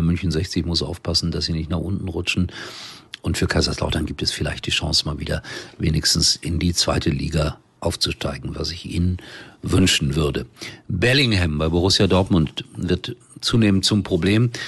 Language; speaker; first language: German; native; German